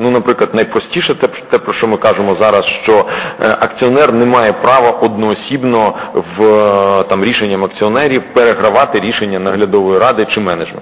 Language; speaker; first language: Ukrainian; native; Ukrainian